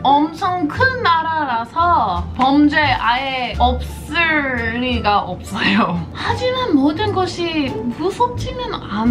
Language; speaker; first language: Korean; non-native, fluent; English